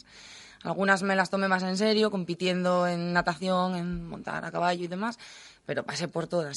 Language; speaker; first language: Spanish; native; Spanish